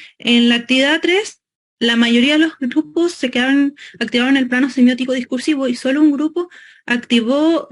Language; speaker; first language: Spanish; native; Spanish